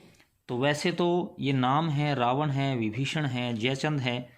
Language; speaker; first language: Hindi; native; Hindi